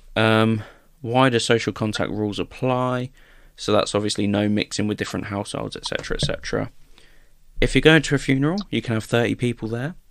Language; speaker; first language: English; native; English